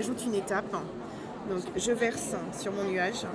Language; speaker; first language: French; native; French